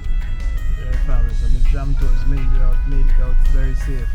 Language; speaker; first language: English; native; English